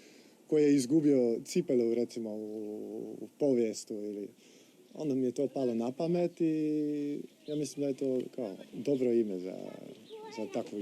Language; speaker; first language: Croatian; non-native, fluent; Dutch